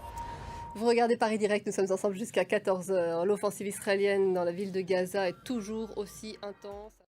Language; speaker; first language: French; native; French